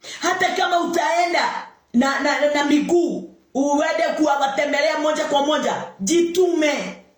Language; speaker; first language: Swahili; non-native, local second language; Kikuyu